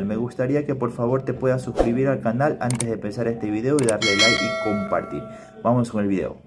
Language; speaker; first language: Spanish; native; Spanish